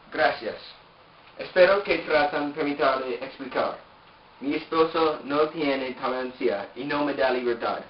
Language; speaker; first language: Spanish; non-native, learner; English